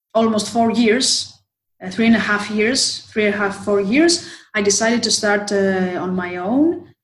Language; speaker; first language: English; non-native, fluent; Greek